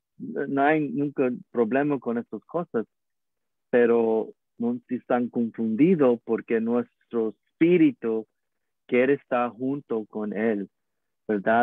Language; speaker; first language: Spanish; non-native, learner; English